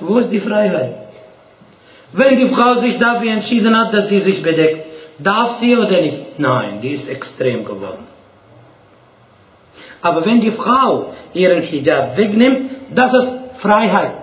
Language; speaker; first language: German; non-native, fluent; Arabic